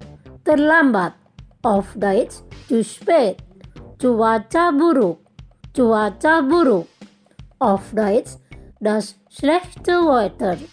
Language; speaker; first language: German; non-native, fluent; Indonesian